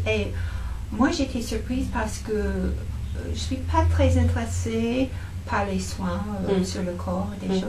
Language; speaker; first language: French; non-native, fluent; English